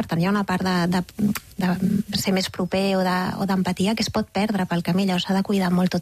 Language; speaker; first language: Catalan; native; Catalan